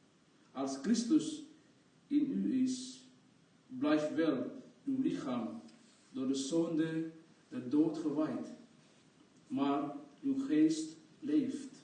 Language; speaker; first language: Dutch; non-native, fluent; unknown